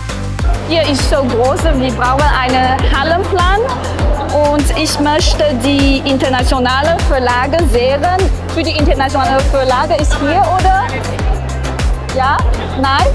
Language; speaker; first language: German; non-native, learner; Chinese